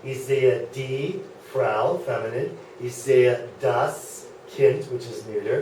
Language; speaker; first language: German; non-native, fluent; English